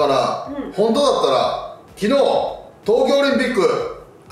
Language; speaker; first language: Japanese; native; Japanese